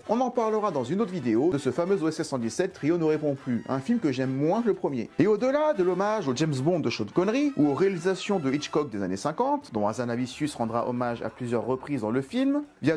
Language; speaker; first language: French; native; French